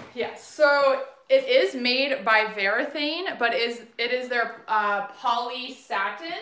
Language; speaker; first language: English; native; English